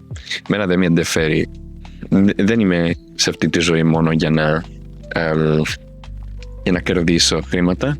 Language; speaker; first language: Greek; non-native, fluent; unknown